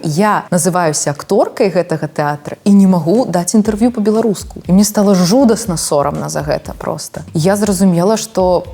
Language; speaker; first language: Belarusian; non-native, local second language; Russian